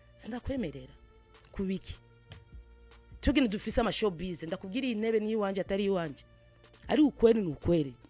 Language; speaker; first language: Rundi; non-native, local second language; Swahili